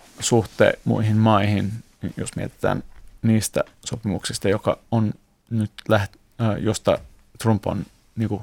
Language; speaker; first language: Finnish; non-native, fluent; English